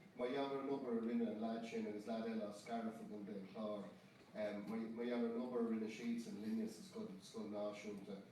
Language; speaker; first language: Irish; non-native, local second language; English